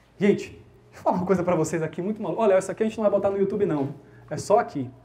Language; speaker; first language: Portuguese; early bilingual, heritage; Portuguese